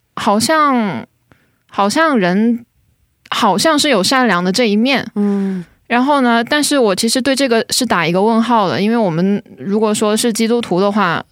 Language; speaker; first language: Chinese; native; Chinese